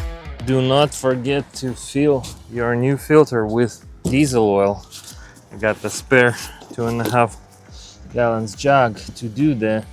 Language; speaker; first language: English; non-native, fluent; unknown